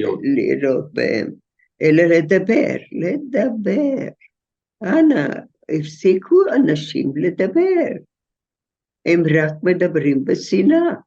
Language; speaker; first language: Hebrew; non-native, fluent; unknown